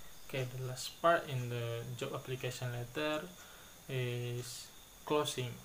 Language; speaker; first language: English; non-native, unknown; Indonesian